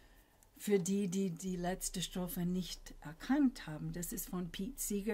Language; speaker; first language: German; non-native, fluent; English